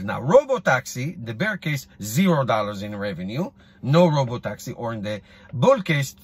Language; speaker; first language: English; non-native, fluent; Hebrew